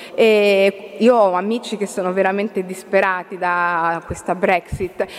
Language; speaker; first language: Italian; early bilingual, other home language; Somali